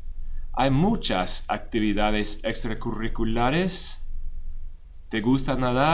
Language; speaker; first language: Spanish; non-native, fluent; English